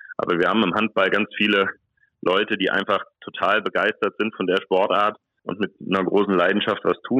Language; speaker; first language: German; native; German